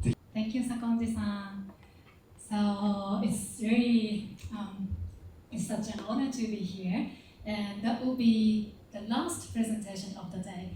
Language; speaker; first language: English; non-native, fluent; Japanese